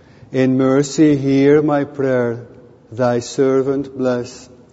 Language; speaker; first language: English; non-native, fluent; Dutch